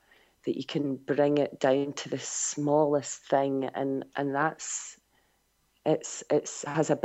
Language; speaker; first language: English; native; English